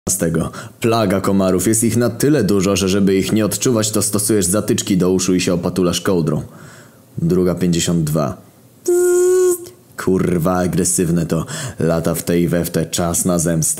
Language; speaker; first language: Polish; native; Polish